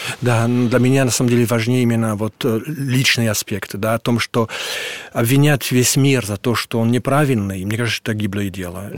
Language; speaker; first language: Russian; non-native, fluent; French